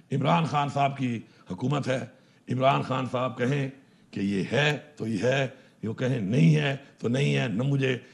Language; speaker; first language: Urdu; non-native, local second language; Pashto